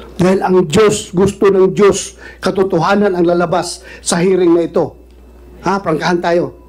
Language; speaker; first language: Filipino; non-native, local second language; Cebuano